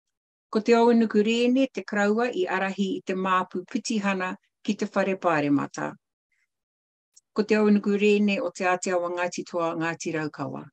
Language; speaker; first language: Māori; non-native, local second language; English